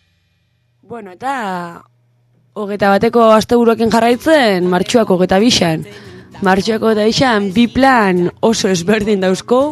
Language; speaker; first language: Basque; native; Basque